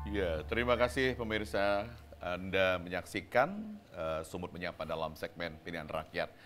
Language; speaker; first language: Indonesian; native; Indonesian